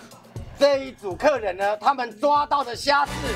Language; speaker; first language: Chinese; native; Chinese